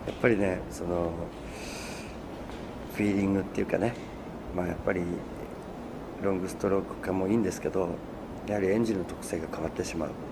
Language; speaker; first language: Japanese; native; Japanese